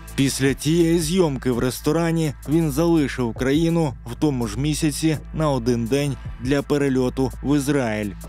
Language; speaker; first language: Ukrainian; native; Ukrainian